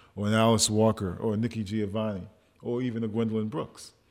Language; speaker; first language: English; native; English